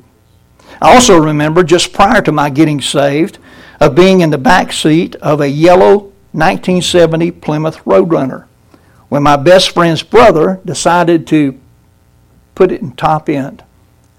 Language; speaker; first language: English; native; English